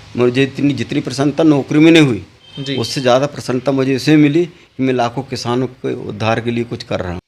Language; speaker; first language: Hindi; native; Hindi